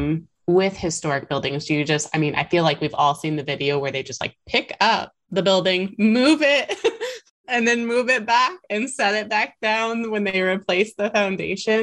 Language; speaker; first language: English; native; English